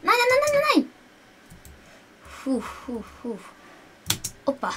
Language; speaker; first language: German; early bilingual, other home language; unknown